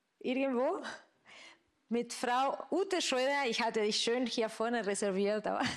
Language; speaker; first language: German; non-native, fluent; Spanish